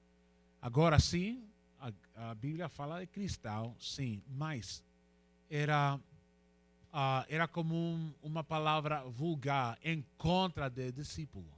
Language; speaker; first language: Portuguese; non-native, learner; Spanish